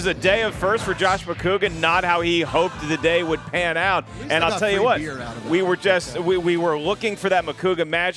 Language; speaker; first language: English; native; English